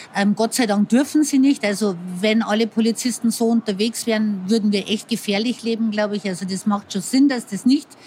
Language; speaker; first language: German; native; German